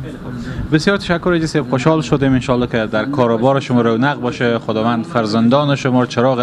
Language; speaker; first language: Persian; native; Persian